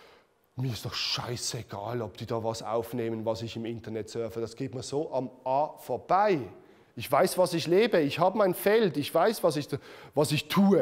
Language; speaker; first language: German; native; German